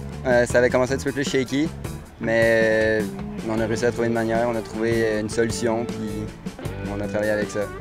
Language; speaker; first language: French; native; French